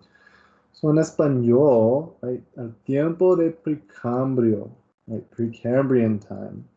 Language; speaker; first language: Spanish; non-native, learner; English